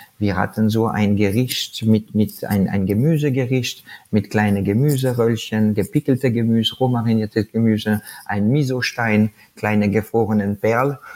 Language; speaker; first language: German; non-native, fluent; French